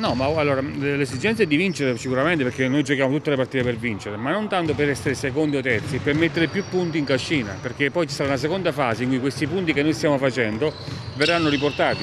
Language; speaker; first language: Italian; native; Italian